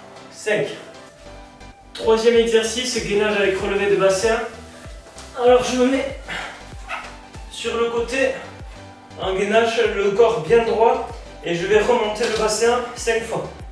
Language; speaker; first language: French; native; French